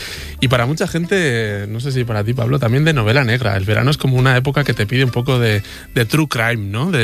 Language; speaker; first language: Spanish; native; Spanish